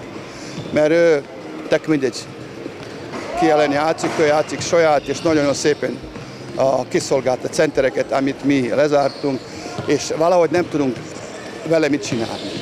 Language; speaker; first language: Hungarian; non-native, learner; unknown